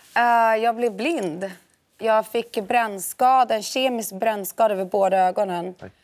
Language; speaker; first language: Swedish; native; Swedish